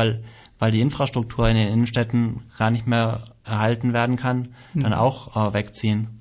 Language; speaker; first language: German; native; German